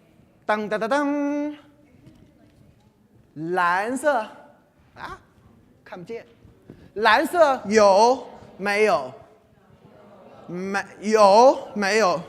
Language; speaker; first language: Chinese; non-native, fluent; English